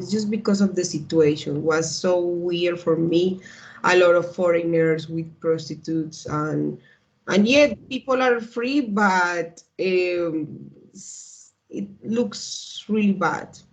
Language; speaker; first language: English; non-native, learner; Spanish